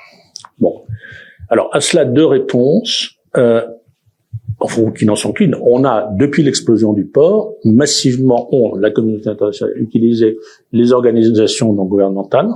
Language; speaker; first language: French; native; French